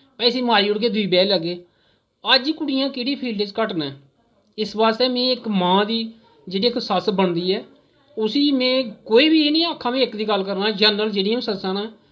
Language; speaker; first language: Punjabi; non-native, local second language; Dogri